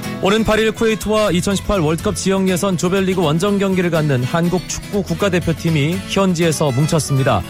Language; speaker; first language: Korean; native; Korean